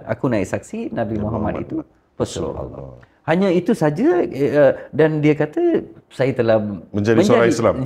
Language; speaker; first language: Malay; non-native, local second language; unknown